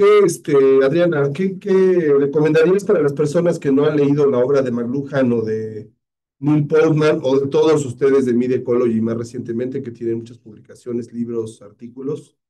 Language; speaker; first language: Spanish; native; Spanish